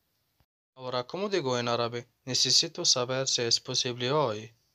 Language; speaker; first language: Spanish; non-native, fluent; Arabic